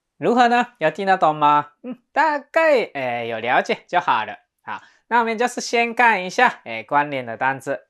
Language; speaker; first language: Chinese; non-native, fluent; Japanese